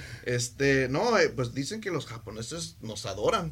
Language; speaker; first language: Spanish; early bilingual, heritage; Spanish